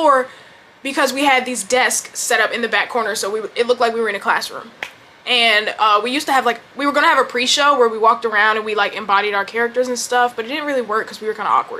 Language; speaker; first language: English; native; English